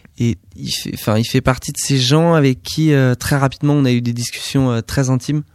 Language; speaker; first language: French; native; French